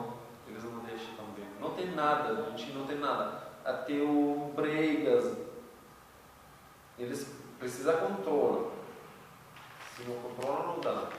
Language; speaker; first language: Portuguese; non-native, learner; Arabic